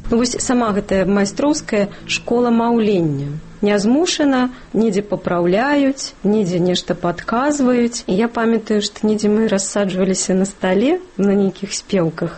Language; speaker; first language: Belarusian; non-native, local second language; Russian